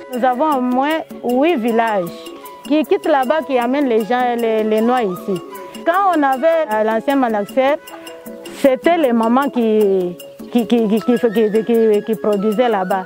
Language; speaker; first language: French; non-native, local second language; Luba-Lulua